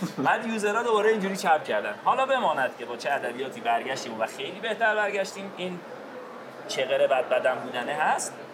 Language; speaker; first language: Persian; non-native, local second language; Azerbaijani